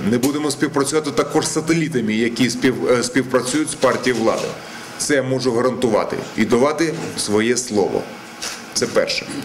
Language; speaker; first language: Ukrainian; non-native, local second language; Russian